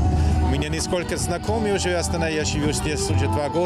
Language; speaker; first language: Russian; non-native, learner; German